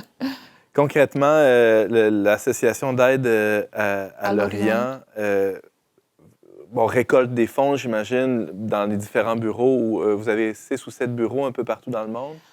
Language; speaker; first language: French; native; French